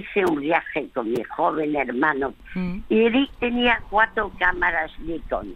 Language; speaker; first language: Spanish; early bilingual, other home language; French